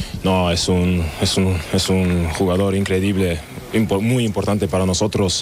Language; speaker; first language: Spanish; non-native, learner; German